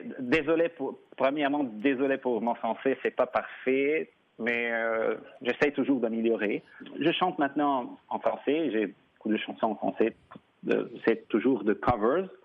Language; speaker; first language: French; non-native, fluent; Arabic